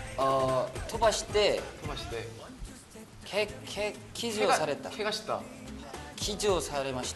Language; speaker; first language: Japanese; non-native, learner; Korean